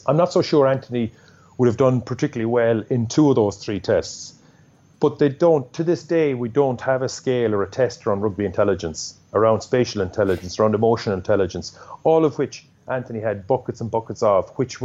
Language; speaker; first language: English; native; English